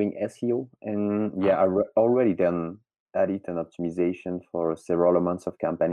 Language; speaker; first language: English; non-native, fluent; French